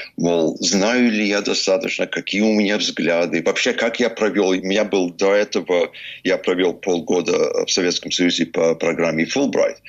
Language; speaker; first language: Russian; early bilingual, heritage; English